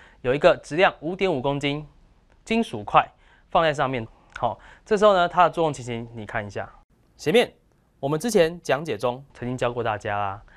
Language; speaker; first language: Chinese; native; Chinese